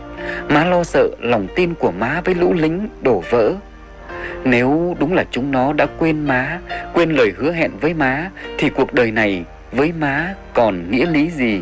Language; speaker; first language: Vietnamese; native; Vietnamese